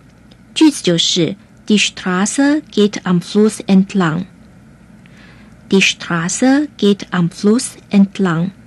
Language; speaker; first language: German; non-native, fluent; Chinese